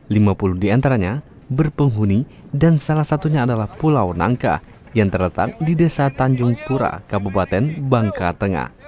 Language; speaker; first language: Indonesian; native; Indonesian